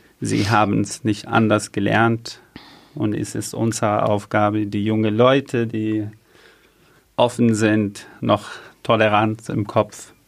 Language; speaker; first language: German; non-native, fluent; Arabic